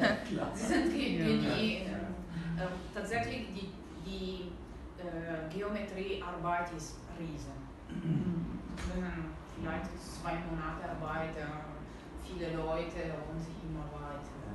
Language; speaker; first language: German; non-native, learner; Italian